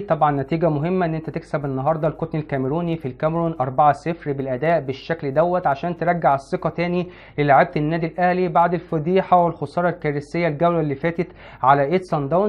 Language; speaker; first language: Arabic; native; Arabic